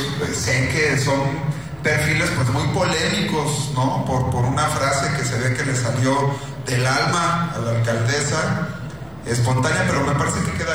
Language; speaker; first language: Spanish; native; Spanish